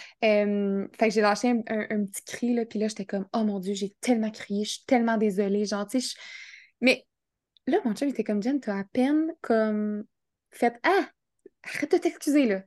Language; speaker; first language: French; native; French